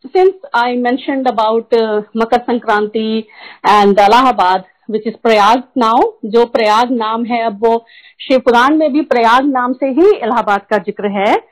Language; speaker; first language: Hindi; native; Hindi